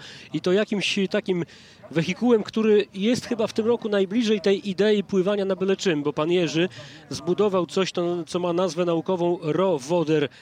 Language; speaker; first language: Polish; native; Polish